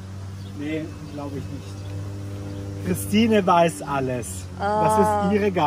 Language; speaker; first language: German; non-native, fluent; Italian